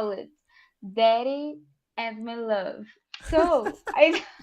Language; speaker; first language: English; non-native, learner; Portuguese